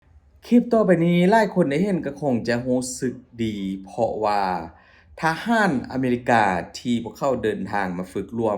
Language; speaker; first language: Thai; non-native, local second language; Lao